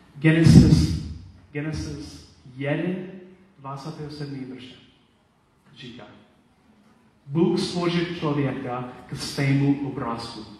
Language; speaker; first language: Czech; non-native, learner; Polish